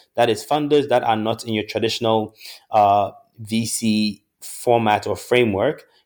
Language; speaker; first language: English; non-native, local second language; Akan